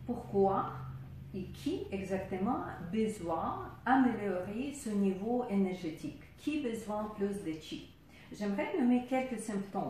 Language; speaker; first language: French; non-native, fluent; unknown